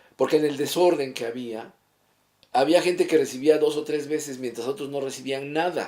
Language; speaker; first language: Spanish; native; Spanish